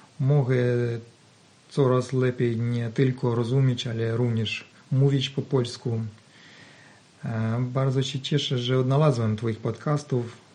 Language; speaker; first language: Polish; non-native, learner; Ukrainian